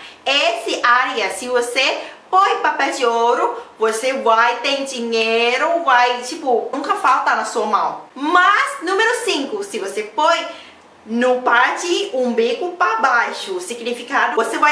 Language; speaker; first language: Portuguese; non-native, learner; Thai